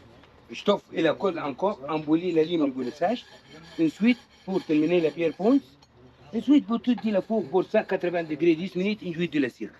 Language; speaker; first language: French; non-native, learner; Arabic